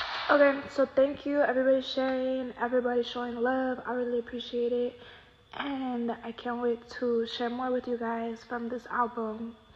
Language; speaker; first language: English; early bilingual, other home language; Spanish